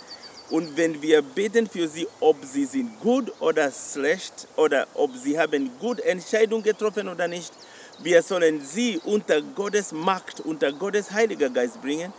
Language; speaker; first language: German; non-native, learner; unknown